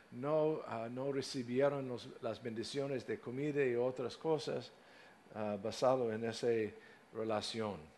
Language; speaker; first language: Spanish; non-native, fluent; English